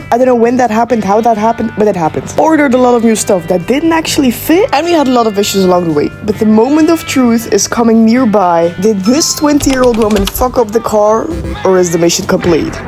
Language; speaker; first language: English; non-native, fluent; Dutch